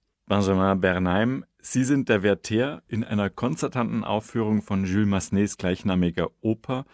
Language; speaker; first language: German; native; German